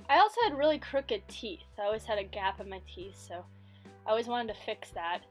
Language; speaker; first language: English; native; English